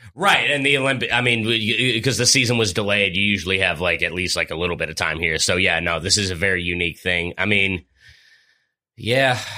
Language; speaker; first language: English; native; English